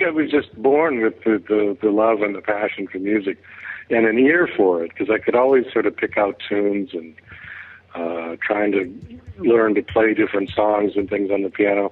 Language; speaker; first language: English; native; English